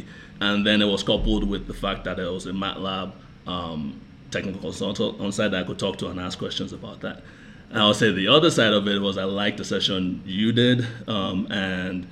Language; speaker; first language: English; non-native, local second language; Yoruba